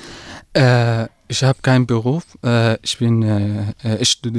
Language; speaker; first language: German; non-native, learner; Arabic